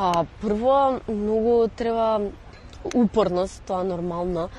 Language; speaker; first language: Macedonian; non-native, local second language; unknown